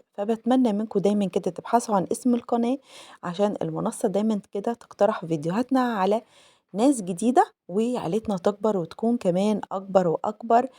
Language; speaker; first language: Arabic; native; Arabic